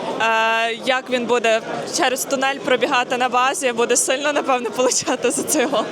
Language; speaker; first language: Ukrainian; native; Ukrainian